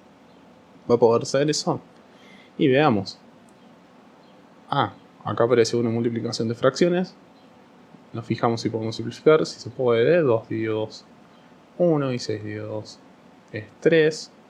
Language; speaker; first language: Spanish; native; Spanish